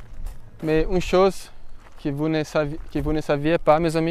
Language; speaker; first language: French; non-native, fluent; Portuguese